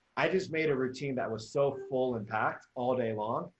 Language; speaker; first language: English; native; English